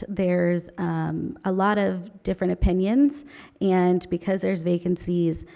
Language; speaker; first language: English; native; English